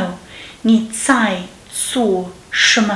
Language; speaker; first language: Chinese; non-native, learner; Russian